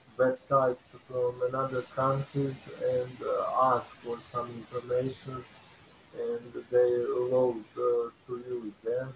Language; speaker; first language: English; non-native, learner; Bosnian